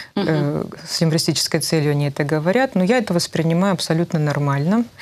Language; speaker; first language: Russian; native; Russian